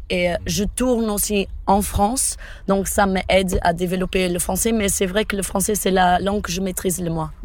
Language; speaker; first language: French; non-native, fluent; Portuguese